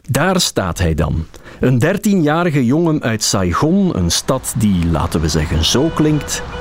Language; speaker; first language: Dutch; native; Dutch